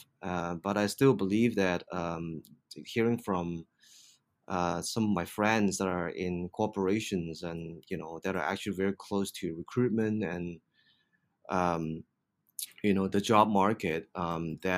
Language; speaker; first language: English; non-native, local second language; Cantonese